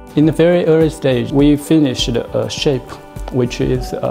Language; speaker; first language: English; non-native, learner; Chinese